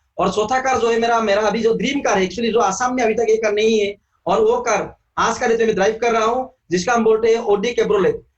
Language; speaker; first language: Hindi; non-native, local second language; Assamese